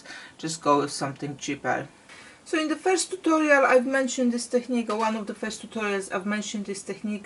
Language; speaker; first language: English; non-native, fluent; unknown